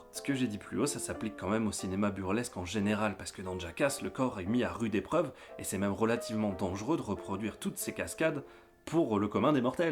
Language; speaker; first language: French; native; French